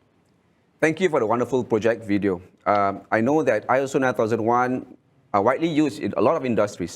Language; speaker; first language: English; non-native, local second language; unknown